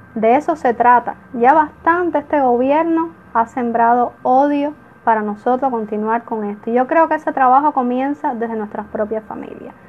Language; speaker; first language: Spanish; native; Spanish